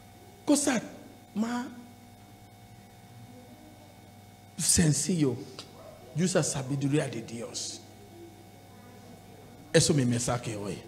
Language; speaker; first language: Spanish; non-native, learner; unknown